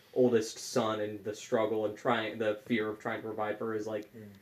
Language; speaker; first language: English; native; English